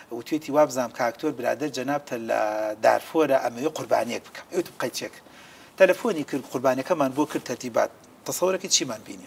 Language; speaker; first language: Central Kurdish; native; Central Kurdish